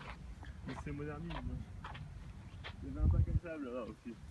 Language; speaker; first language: French; early bilingual, other home language; Japanese